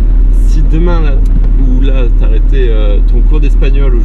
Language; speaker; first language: French; native; French